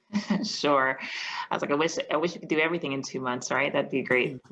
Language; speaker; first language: English; native; English